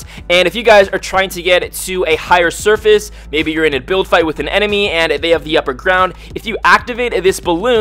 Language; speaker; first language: English; native; English